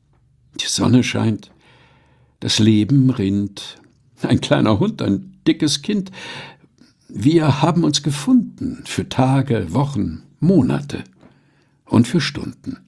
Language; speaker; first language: German; native; German